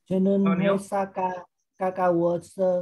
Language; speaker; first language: Korean; non-native, learner; Vietnamese